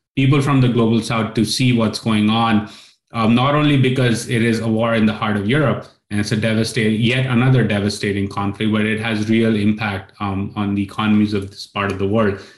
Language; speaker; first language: English; non-native, local second language; Urdu